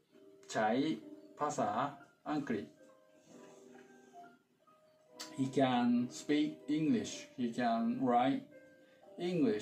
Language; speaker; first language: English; non-native, learner; Thai